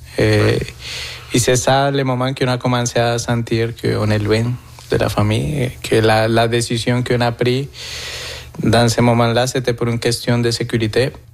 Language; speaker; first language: French; non-native, fluent; Spanish